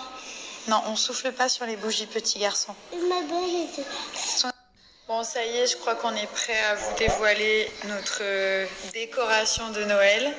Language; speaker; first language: French; native; French